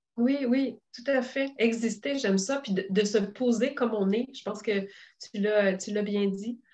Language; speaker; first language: French; native; French